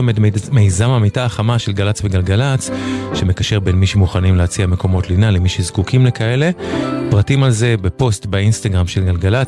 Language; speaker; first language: Hebrew; native; Hebrew